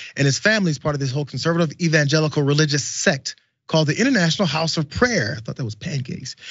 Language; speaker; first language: English; native; English